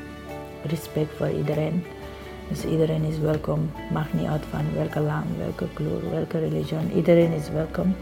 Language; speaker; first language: Dutch; non-native, learner; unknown